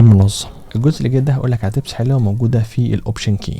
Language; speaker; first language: Arabic; native; Arabic